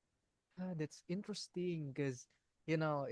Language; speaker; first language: English; non-native, learner; Indonesian